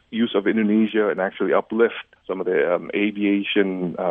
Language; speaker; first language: English; early bilingual, other home language; Indonesian